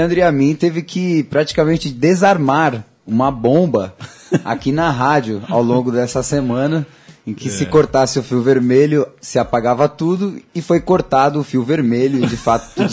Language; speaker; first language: Portuguese; native; Portuguese